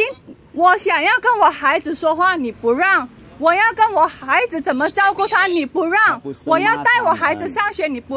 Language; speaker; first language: Chinese; non-native, fluent; Indonesian